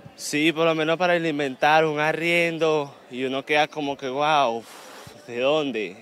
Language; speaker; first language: Spanish; native; Spanish